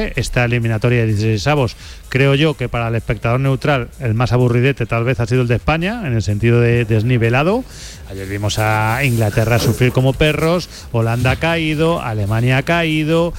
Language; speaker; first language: Spanish; native; Spanish